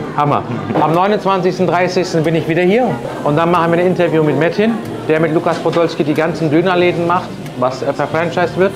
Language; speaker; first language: German; early bilingual, other home language; Turkish